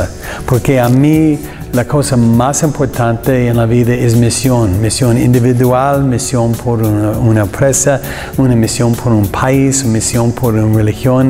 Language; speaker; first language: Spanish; non-native, learner; English